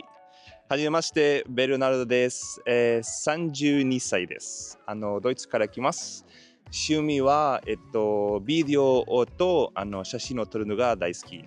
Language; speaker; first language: Japanese; non-native, learner; German